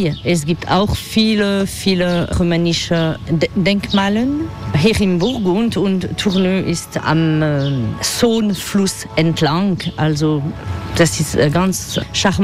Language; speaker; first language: German; non-native, fluent; French